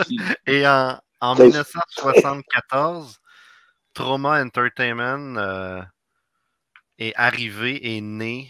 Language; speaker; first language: French; native; French